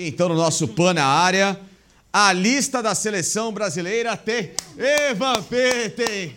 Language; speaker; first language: Portuguese; native; Portuguese